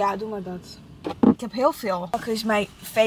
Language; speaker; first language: Dutch; non-native, learner; Italian